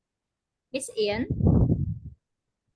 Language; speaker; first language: English; non-native, learner; Vietnamese